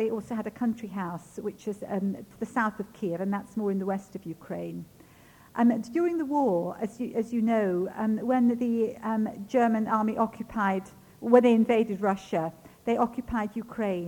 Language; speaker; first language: English; non-native, local second language; Ukrainian